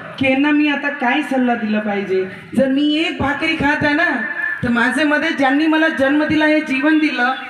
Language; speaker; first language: Marathi; non-native, local second language; Hindi